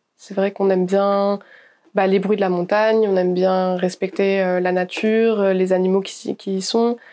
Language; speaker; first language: French; native; French